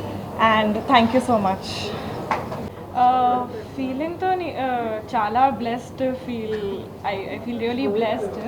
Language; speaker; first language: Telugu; non-native, learner; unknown